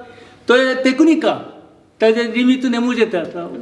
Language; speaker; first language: Czech; non-native, learner; Korean